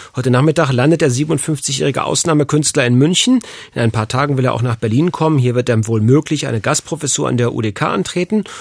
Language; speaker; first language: German; native; German